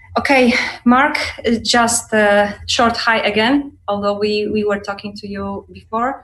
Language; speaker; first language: English; non-native, fluent; Polish